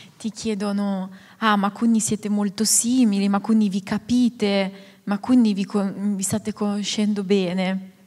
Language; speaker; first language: Italian; native; Italian